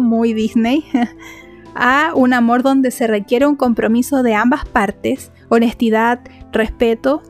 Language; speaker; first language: Spanish; native; Spanish